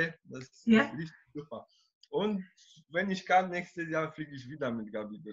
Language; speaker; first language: German; non-native, fluent; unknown